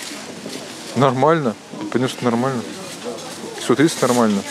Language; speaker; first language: Russian; native; Russian